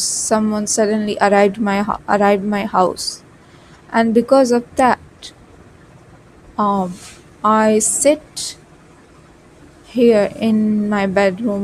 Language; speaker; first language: English; non-native, learner; Bhojpuri